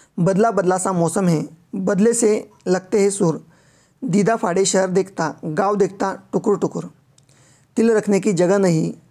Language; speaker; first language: Hindi; non-native, local second language; Marathi